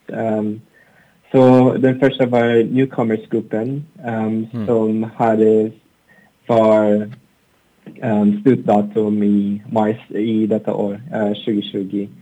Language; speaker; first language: Swedish; non-native, learner; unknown